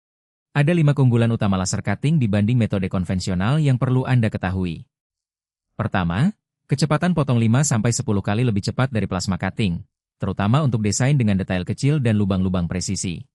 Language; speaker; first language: Indonesian; native; Indonesian